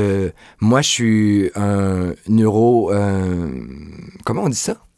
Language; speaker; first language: French; native; French